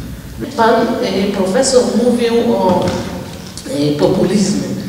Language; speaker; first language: Polish; non-native, fluent; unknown